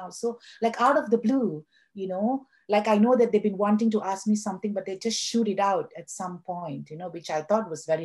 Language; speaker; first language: English; non-native, local second language; Tamil